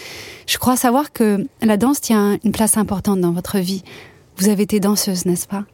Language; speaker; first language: French; native; French